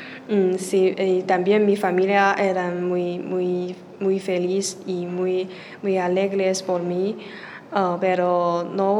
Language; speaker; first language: Spanish; non-native, learner; Chinese